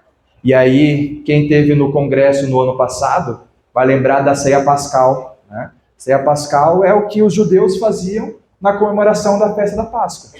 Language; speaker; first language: Portuguese; native; Portuguese